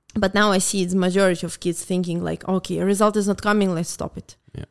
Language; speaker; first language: English; non-native, fluent; Russian